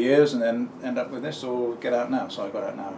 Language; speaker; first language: English; native; English